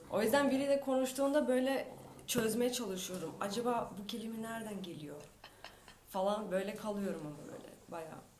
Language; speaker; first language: Turkish; non-native, fluent; Albanian